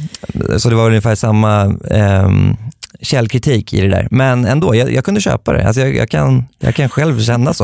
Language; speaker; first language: Swedish; native; Swedish